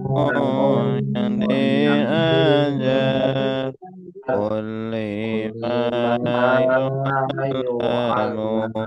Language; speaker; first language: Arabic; non-native, fluent; Indonesian